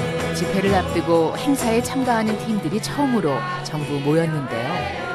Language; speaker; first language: Korean; native; Korean